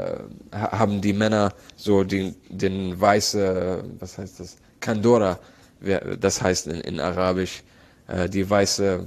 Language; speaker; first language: German; non-native, learner; Arabic